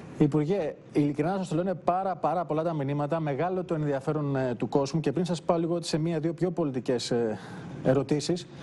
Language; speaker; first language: Greek; native; Greek